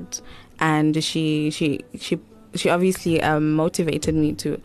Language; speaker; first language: English; non-native, local second language; Xhosa